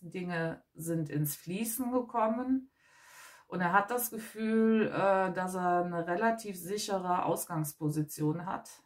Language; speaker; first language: German; native; German